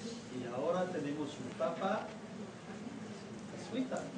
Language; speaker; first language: Spanish; non-native, fluent; French